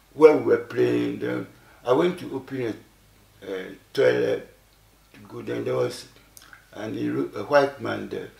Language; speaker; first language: English; non-native, local second language; Ewe